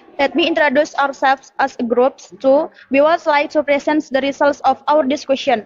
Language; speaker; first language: English; non-native, learner; Indonesian